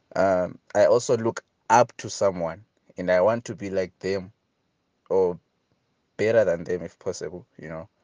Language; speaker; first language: English; non-native, local second language; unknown